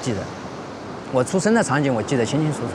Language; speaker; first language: Chinese; native; Chinese